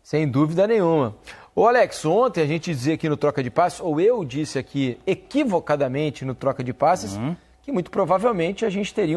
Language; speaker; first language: Portuguese; native; Portuguese